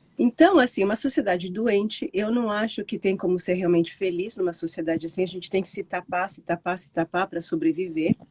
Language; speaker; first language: Portuguese; non-native, fluent; Italian